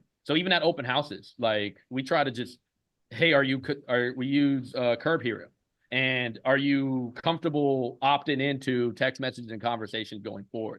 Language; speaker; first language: English; native; English